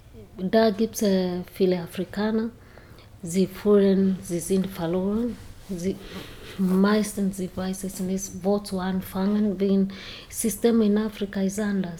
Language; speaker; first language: German; non-native, learner; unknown